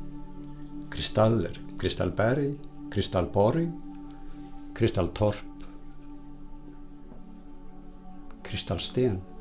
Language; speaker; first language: Swedish; non-native, fluent; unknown